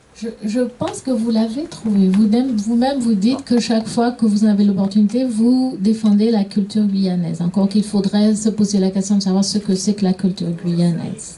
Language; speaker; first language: French; native; French